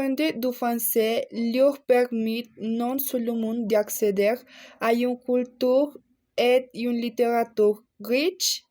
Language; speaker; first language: French; non-native, learner; Spanish